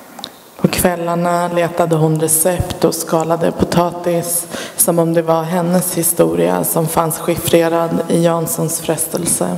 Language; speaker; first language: Swedish; early bilingual, other home language; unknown